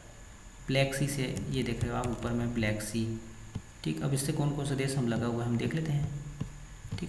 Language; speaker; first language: Hindi; native; Hindi